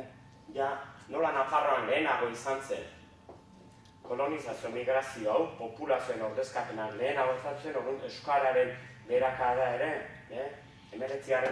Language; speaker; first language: Basque; native; Basque